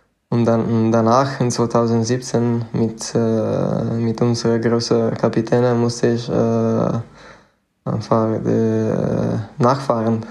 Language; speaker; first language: German; non-native, fluent; Italian